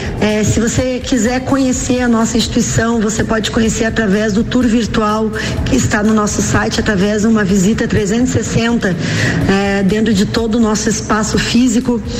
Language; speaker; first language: Portuguese; native; Portuguese